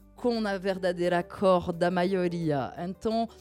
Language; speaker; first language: Portuguese; non-native, fluent; French